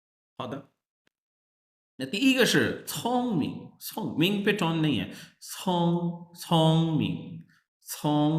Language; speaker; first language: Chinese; non-native, fluent; Urdu